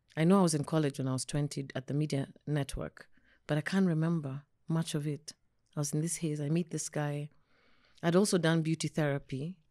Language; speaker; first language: English; non-native, local second language; Kikuyu